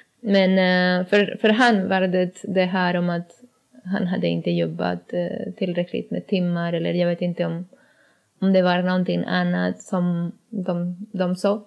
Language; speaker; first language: Swedish; non-native, learner; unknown